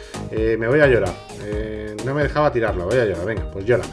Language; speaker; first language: Spanish; native; Spanish